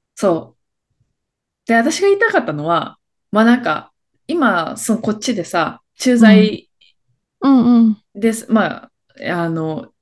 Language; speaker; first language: Japanese; early bilingual, other home language; Filipino